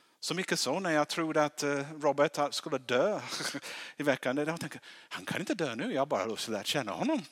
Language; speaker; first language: Swedish; non-native, fluent; English